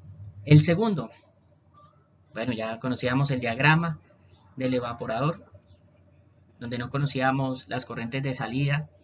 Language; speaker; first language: Spanish; native; Spanish